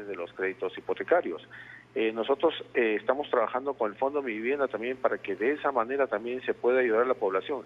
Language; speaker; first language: Spanish; native; Spanish